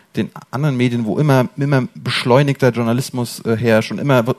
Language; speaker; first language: German; native; German